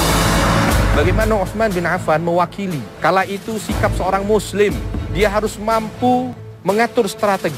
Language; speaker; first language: Indonesian; native; Indonesian